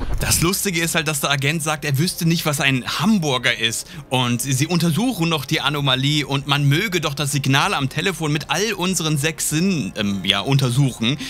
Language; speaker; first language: German; native; German